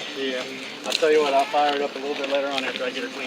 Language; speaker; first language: English; native; English